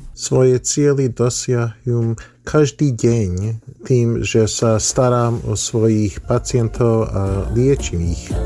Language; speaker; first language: Slovak; early bilingual, heritage; Slovak